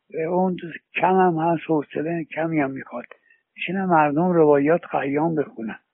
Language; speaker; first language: Persian; native; Persian